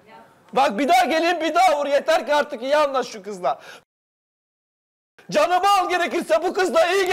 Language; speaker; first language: Turkish; native; Turkish